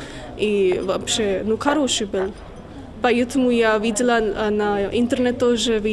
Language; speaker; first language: Russian; non-native, learner; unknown